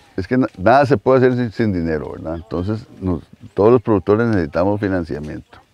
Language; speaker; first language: Spanish; native; Spanish